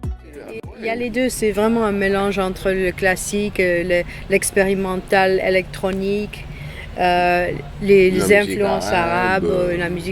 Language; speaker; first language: French; non-native, fluent; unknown